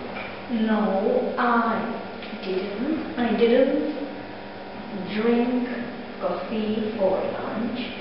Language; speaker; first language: English; non-native, learner; Czech